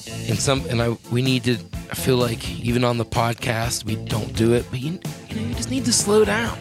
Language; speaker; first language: English; native; English